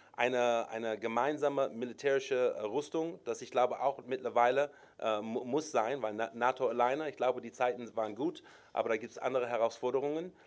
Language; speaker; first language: German; non-native, fluent; English